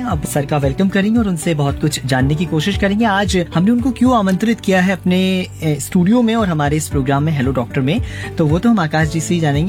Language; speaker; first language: Hindi; native; Hindi